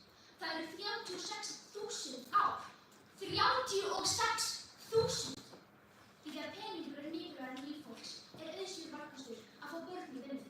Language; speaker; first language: Icelandic; native; Icelandic